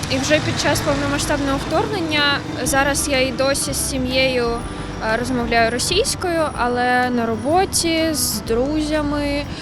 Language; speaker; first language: Ukrainian; non-native, local second language; Russian